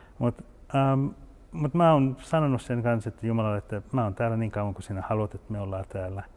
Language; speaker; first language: Finnish; early bilingual, heritage; Finnish